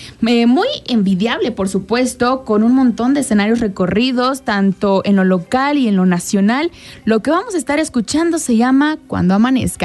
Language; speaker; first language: Spanish; native; Spanish